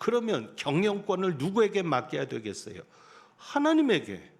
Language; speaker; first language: Korean; native; Korean